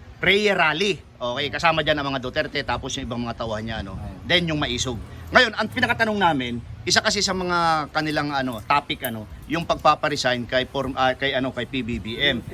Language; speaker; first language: Filipino; non-native, local second language; Bikol